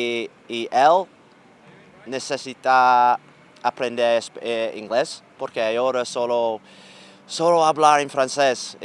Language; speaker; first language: Spanish; non-native, learner; English